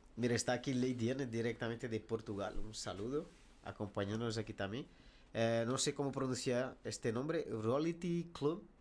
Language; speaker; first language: Spanish; non-native, fluent; Portuguese